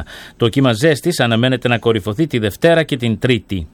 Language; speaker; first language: Greek; native; Greek